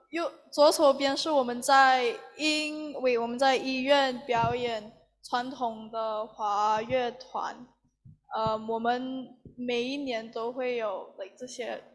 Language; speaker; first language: Chinese; early bilingual, heritage; Chinese